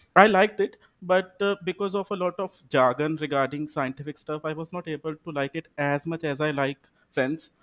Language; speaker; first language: English; non-native, local second language; Punjabi